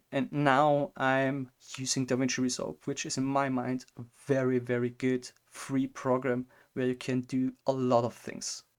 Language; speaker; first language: English; non-native, fluent; German